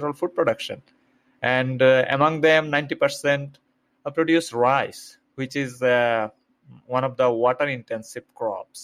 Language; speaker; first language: English; non-native, local second language; Bangla